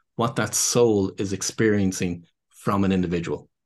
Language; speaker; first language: English; native; English